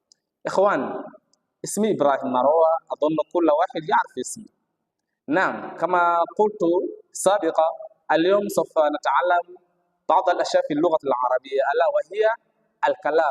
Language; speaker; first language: Arabic; non-native, fluent; Swahili